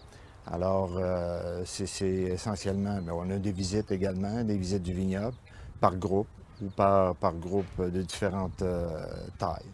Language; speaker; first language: French; native; French